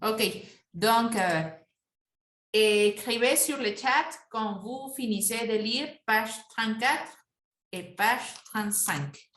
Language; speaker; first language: French; non-native, fluent; Spanish